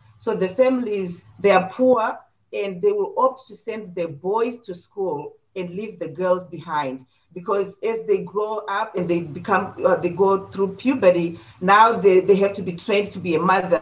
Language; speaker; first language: English; non-native, local second language; Shona